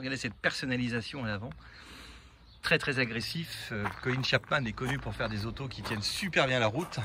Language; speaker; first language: French; native; French